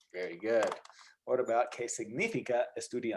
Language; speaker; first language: Spanish; non-native, fluent; English